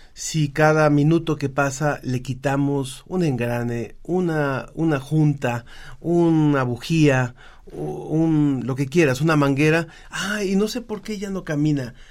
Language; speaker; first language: Spanish; native; Spanish